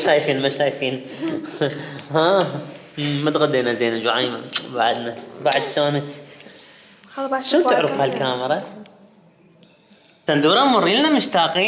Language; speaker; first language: Arabic; native; Arabic